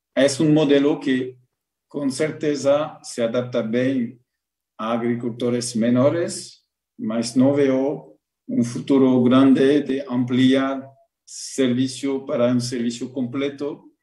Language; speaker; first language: Portuguese; non-native, learner; French